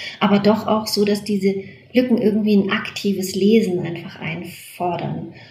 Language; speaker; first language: German; native; German